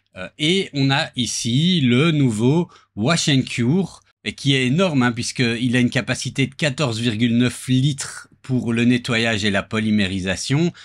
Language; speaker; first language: French; native; French